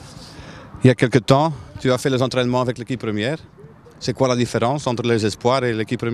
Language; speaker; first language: French; non-native, local second language; Dutch